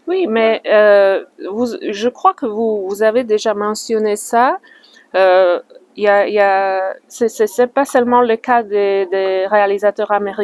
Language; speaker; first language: French; non-native, fluent; Slovak